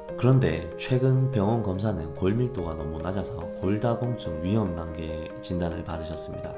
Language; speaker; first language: Korean; native; Korean